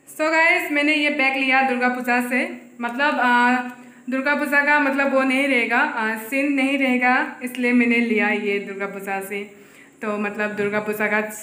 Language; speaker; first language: Hindi; non-native, local second language; Chakma